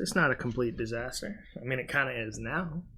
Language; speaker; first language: English; native; English